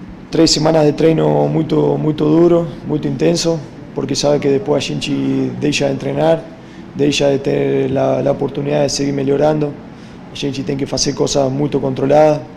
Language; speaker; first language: Portuguese; non-native, fluent; Spanish